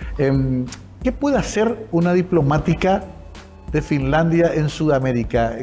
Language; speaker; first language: Spanish; native; Spanish